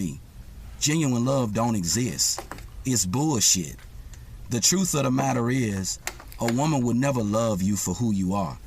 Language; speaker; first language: English; native; English